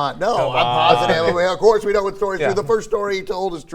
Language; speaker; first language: English; native; English